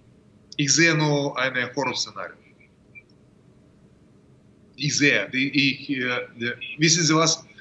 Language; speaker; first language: German; non-native, fluent; Russian